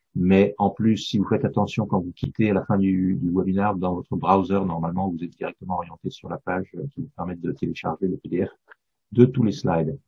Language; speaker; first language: French; non-native, fluent; English